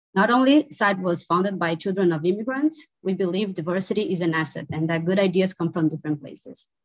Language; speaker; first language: English; non-native, fluent; Portuguese